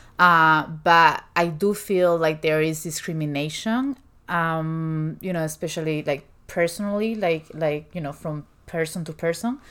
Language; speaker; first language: English; non-native, fluent; Spanish